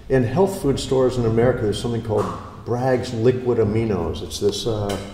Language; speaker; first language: English; native; English